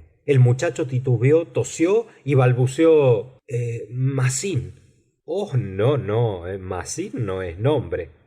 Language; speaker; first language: Spanish; native; Spanish